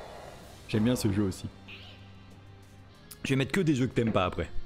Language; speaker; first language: French; native; French